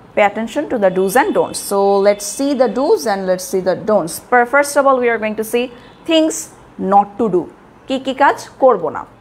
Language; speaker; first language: English; non-native, local second language; Bangla